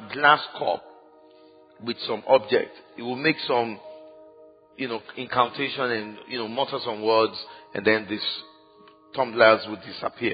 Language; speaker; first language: English; non-native, local second language; Yoruba